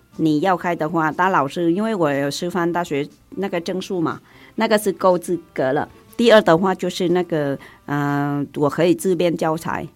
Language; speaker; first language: Chinese; non-native, fluent; Vietnamese